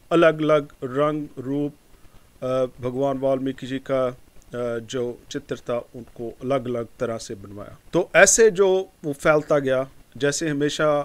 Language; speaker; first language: Hindi; non-native, local second language; Punjabi